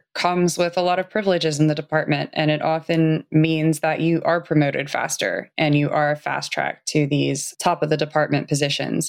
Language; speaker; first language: English; native; English